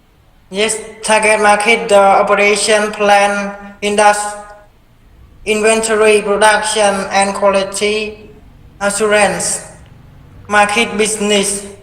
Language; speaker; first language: English; non-native, learner; Khmer